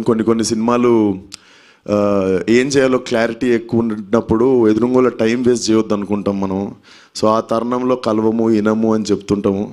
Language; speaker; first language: Telugu; native; Telugu